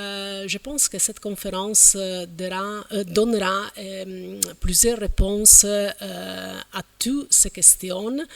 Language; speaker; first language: French; non-native, fluent; Italian